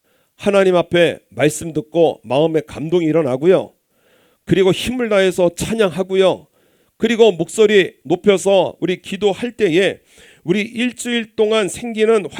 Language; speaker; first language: Korean; native; Korean